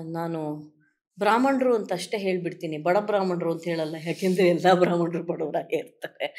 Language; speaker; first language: Kannada; non-native, local second language; Tamil